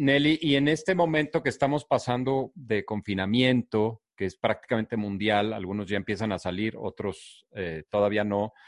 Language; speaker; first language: Spanish; native; Spanish